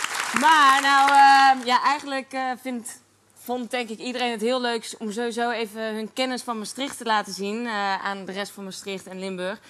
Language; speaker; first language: Dutch; native; Dutch